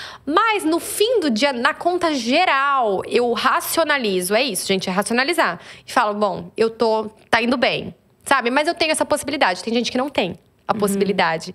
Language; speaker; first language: Portuguese; native; Portuguese